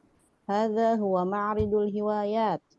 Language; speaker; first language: Arabic; non-native, learner; Indonesian